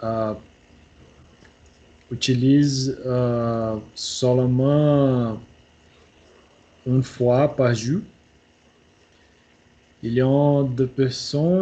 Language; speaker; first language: French; non-native, learner; Portuguese